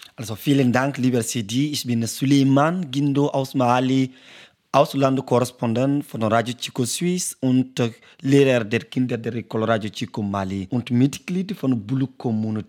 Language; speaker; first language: German; non-native, learner; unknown